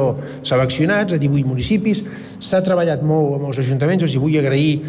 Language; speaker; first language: Catalan; native; Catalan